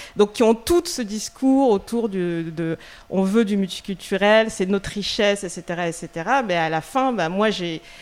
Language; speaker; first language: French; non-native, local second language; Russian